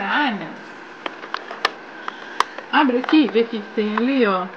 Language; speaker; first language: Portuguese; native; Portuguese